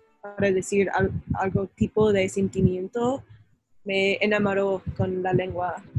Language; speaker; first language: Spanish; non-native, learner; English